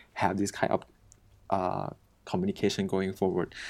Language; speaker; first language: English; non-native, learner; Thai